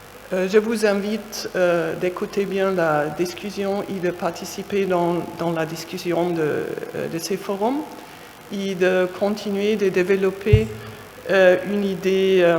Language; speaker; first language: French; non-native, fluent; German